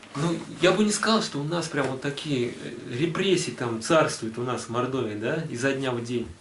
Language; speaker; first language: Russian; native; Russian